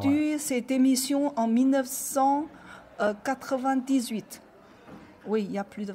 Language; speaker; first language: French; non-native, learner; Chinese